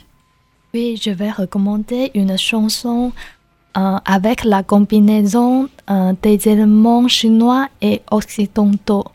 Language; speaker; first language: French; non-native, learner; Chinese